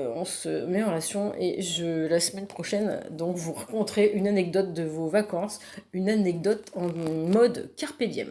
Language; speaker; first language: French; native; French